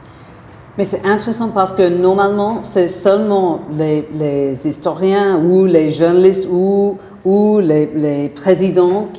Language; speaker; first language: French; non-native, fluent; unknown